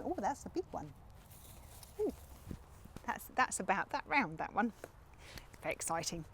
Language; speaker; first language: English; native; English